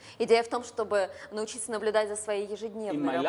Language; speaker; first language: Russian; native; Russian